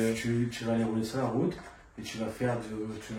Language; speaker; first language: French; native; French